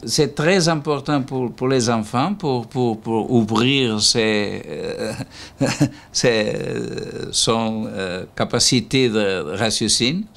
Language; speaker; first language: French; non-native, learner; Portuguese